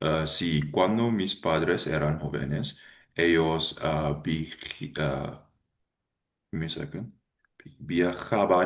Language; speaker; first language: Spanish; non-native, learner; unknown